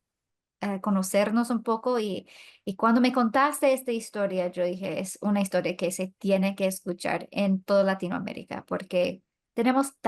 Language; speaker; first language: Spanish; non-native, fluent; English